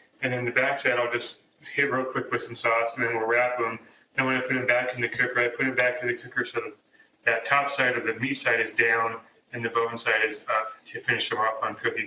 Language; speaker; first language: English; native; English